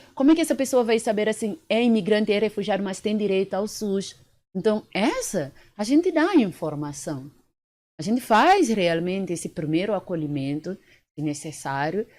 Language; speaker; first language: Portuguese; early bilingual, other home language; Upper Guinea Crioulo